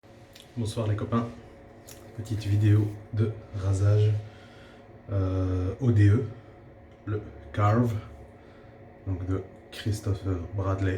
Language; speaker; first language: French; native; French